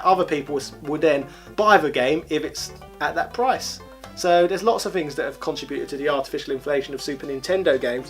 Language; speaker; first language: English; native; English